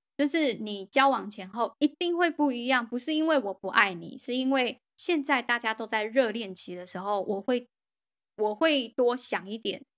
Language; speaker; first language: Chinese; native; Chinese